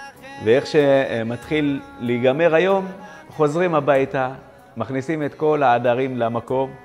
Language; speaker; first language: Hebrew; non-native, fluent; Amharic